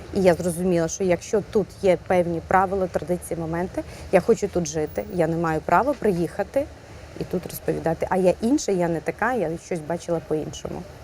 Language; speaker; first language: Ukrainian; non-native, local second language; Russian